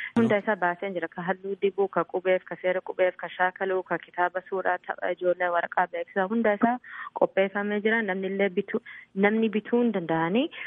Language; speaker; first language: Oromo; early bilingual, heritage; Oromo